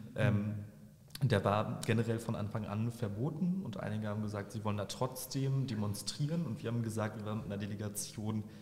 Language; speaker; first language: German; native; German